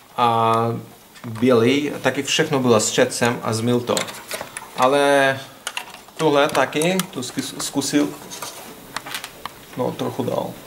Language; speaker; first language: Czech; non-native, learner; Russian